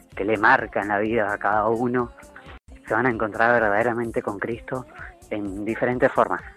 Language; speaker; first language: Spanish; native; Spanish